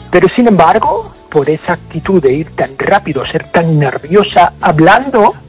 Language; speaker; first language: Spanish; non-native, fluent; English